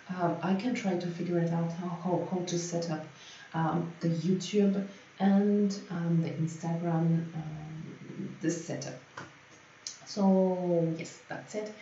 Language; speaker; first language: English; non-native, fluent; French